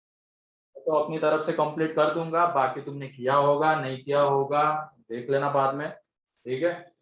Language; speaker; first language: Hindi; native; Hindi